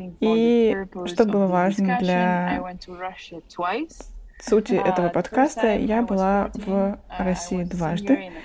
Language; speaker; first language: Russian; non-native, fluent; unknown